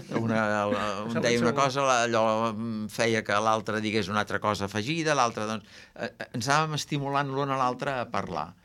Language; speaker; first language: Catalan; native; Catalan